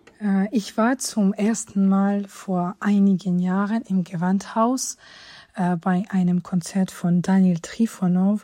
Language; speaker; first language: German; non-native, fluent; Georgian